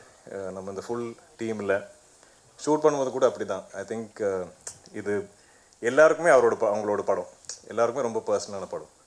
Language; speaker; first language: Tamil; non-native, fluent; Malayalam